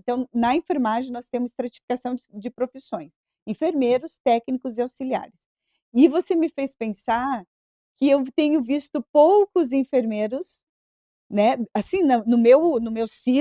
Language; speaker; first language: Portuguese; native; Portuguese